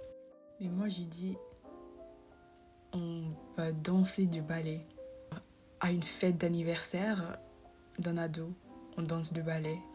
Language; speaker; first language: French; non-native, fluent; English